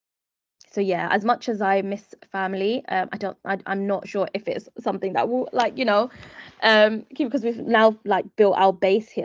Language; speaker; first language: English; native; English